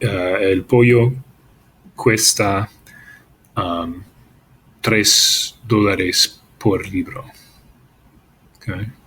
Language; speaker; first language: Spanish; non-native, fluent; English